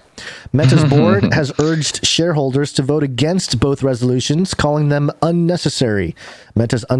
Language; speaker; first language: English; native; English